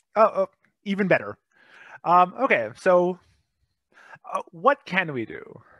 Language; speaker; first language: English; native; English